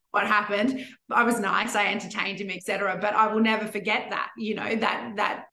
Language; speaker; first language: English; native; English